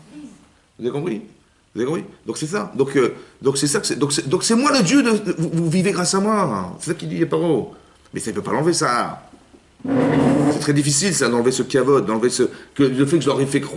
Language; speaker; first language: French; native; French